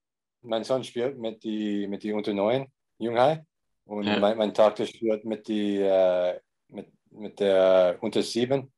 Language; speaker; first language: German; non-native, learner; English